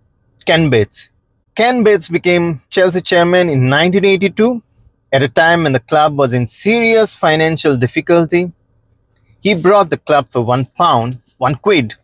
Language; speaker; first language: English; non-native, local second language; Konkani